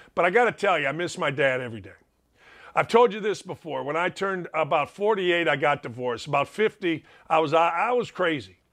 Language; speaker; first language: English; early bilingual, other home language; Serbian